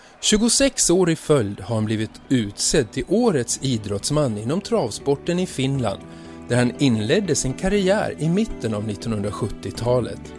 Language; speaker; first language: Swedish; native; Swedish